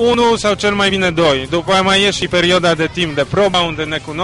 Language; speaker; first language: Romanian; non-native, fluent; Polish